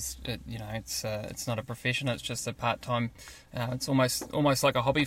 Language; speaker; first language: English; native; English